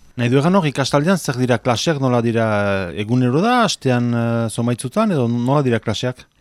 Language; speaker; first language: Basque; native; Basque